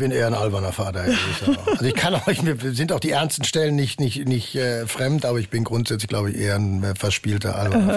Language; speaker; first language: German; native; German